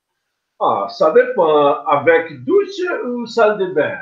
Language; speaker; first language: French; non-native, learner; Portuguese